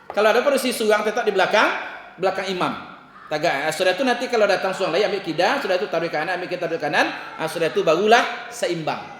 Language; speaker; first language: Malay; non-native, local second language; Minangkabau